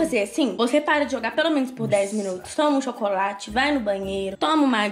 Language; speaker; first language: Portuguese; native; Portuguese